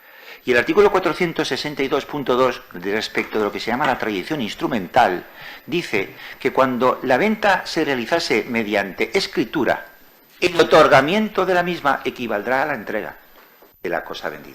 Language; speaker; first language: Spanish; native; Spanish